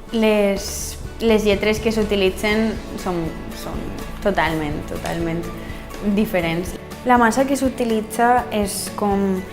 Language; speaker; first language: Catalan; early bilingual, other home language; Bulgarian